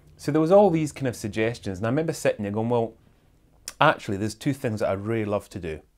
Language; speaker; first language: English; native; English